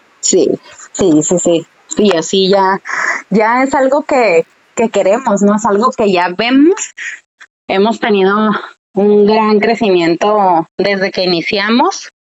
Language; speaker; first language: Spanish; early bilingual, heritage; Spanish